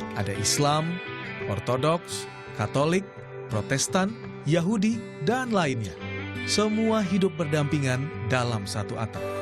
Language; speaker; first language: Indonesian; native; Indonesian